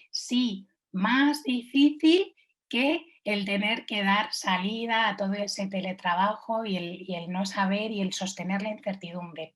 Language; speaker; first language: Spanish; native; Spanish